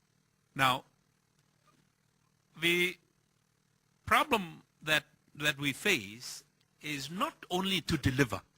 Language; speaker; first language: English; non-native, fluent; Thai